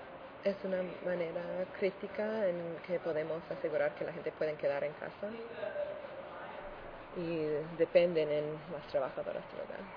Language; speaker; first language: Spanish; non-native, fluent; English